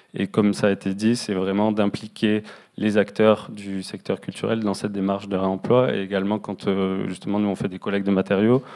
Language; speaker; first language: French; native; French